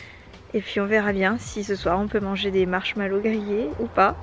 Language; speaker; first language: French; native; French